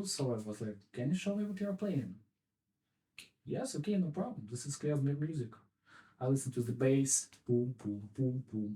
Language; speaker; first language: English; non-native, fluent; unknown